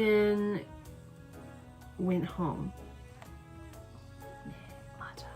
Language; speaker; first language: Korean; non-native, learner; English